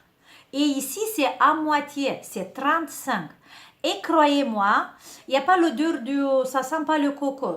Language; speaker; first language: French; non-native, fluent; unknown